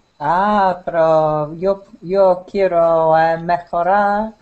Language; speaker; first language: Spanish; non-native, learner; English